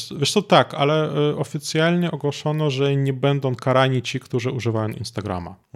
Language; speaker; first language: Polish; non-native, fluent; Russian